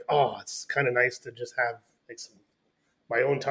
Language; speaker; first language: English; native; English